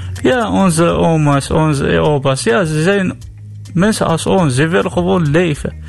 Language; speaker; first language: Dutch; non-native, learner; Arabic